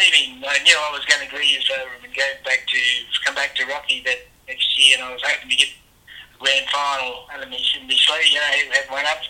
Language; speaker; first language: English; native; English